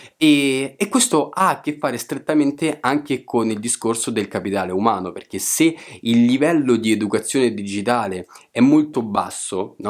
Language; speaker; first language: Italian; native; Italian